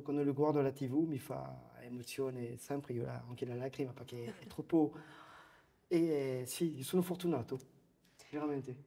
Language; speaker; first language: Italian; non-native, fluent; French